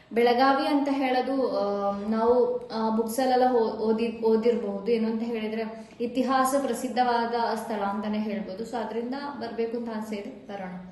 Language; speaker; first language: Kannada; non-native, local second language; Malayalam